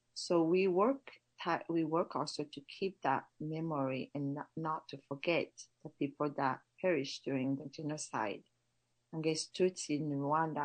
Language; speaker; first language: English; non-native, local second language; Kinyarwanda